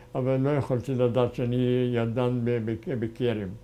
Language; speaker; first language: Hebrew; non-native, fluent; German